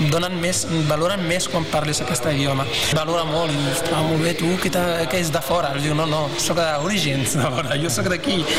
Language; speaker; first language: Catalan; non-native, fluent; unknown